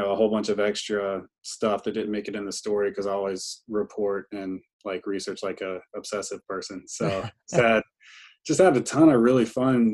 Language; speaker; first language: English; native; English